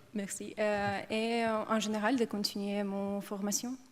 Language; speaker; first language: French; non-native, learner; Ukrainian